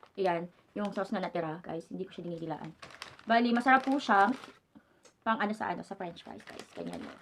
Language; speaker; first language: Filipino; native; Filipino